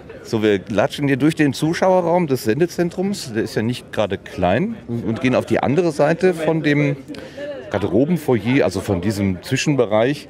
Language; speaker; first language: German; native; German